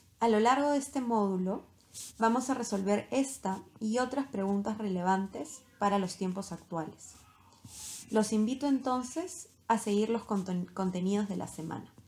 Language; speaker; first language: Spanish; native; Spanish